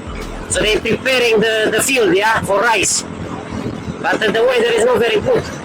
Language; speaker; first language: English; non-native, learner; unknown